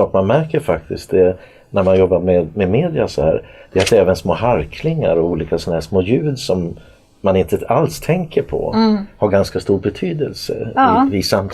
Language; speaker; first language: Swedish; native; Swedish